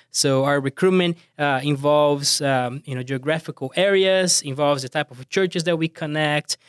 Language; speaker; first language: English; non-native, fluent; Portuguese